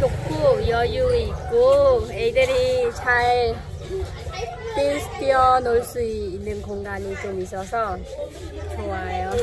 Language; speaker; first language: Korean; non-native, fluent; Khmer